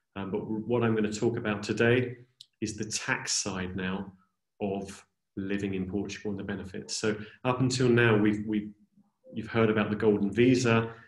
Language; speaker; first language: English; native; English